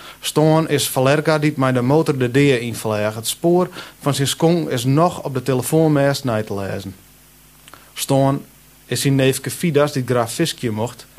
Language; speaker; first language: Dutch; non-native, local second language; Western Frisian